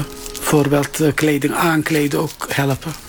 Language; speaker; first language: Dutch; non-native, learner; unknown